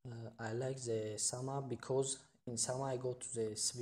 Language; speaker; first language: English; non-native, learner; Tajik